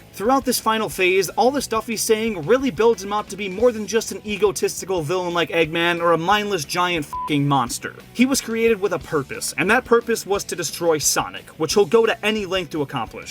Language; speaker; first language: English; native; English